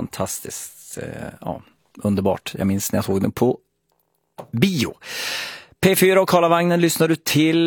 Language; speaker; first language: Swedish; native; Swedish